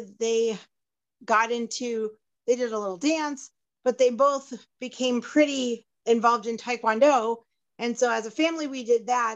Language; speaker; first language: English; native; English